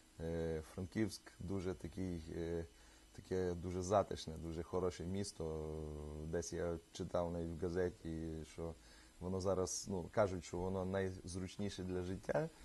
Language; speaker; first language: Ukrainian; native; Ukrainian